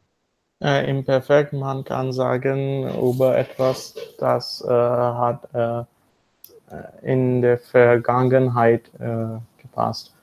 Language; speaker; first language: German; non-native, learner; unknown